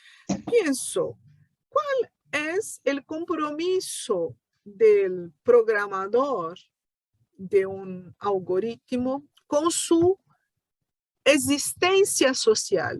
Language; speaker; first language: Spanish; non-native, fluent; Portuguese